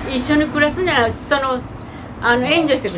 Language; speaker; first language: Japanese; native; Japanese